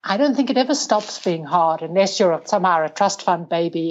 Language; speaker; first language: English; native; English